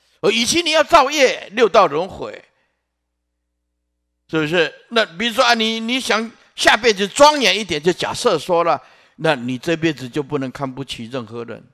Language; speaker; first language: Chinese; non-native, local second language; Min Nan Chinese